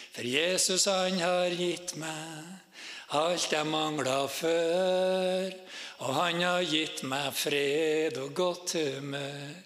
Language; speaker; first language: Norwegian; native; Norwegian